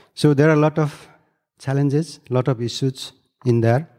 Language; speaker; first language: English; non-native, local second language; Nepali